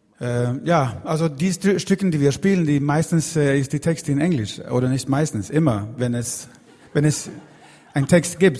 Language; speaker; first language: German; non-native, learner; Swedish